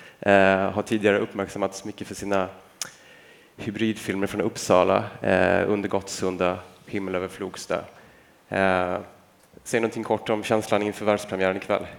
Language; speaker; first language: Swedish; native; Swedish